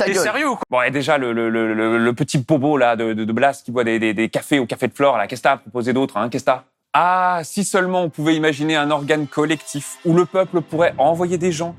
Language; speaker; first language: French; native; French